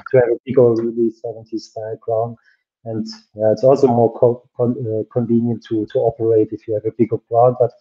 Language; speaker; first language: English; non-native, fluent; German